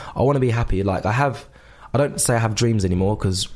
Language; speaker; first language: English; native; English